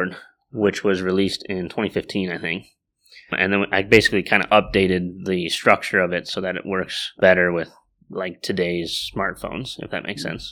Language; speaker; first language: English; native; English